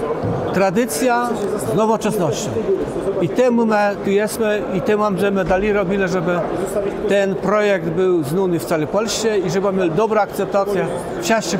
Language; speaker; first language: Polish; non-native, local second language; Kashubian